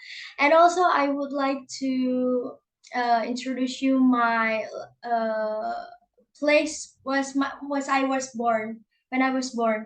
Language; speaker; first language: English; non-native, learner; Indonesian